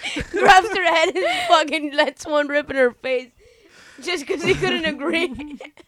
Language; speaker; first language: English; native; English